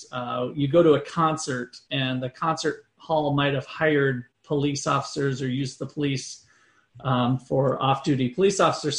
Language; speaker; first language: English; native; English